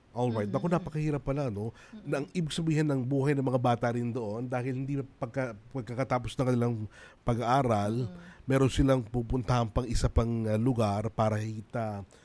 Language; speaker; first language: Filipino; native; Filipino